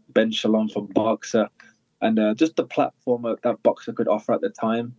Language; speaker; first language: English; native; English